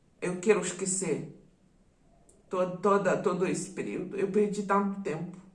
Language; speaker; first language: Portuguese; non-native, fluent; Russian